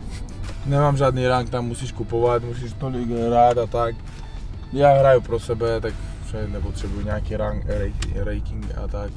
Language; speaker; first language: Czech; non-native, fluent; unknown